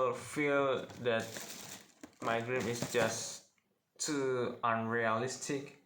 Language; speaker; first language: English; non-native, learner; Indonesian